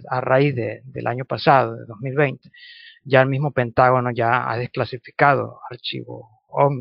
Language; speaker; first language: Spanish; native; Spanish